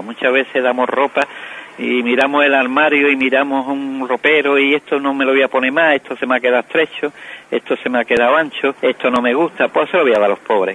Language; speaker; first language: Spanish; native; Spanish